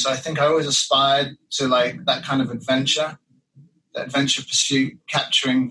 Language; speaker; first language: English; native; English